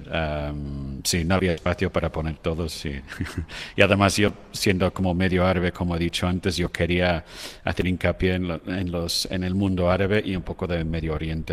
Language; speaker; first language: Spanish; non-native, fluent; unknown